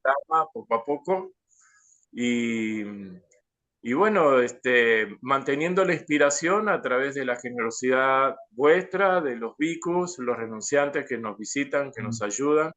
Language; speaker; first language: Spanish; native; Spanish